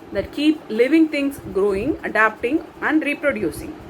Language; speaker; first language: English; non-native, local second language; Tamil